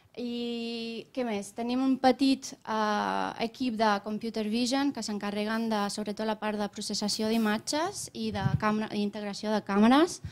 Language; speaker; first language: Catalan; non-native, fluent; Romanian